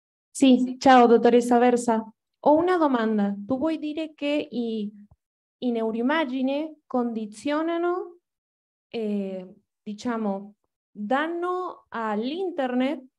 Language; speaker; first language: Italian; non-native, learner; Spanish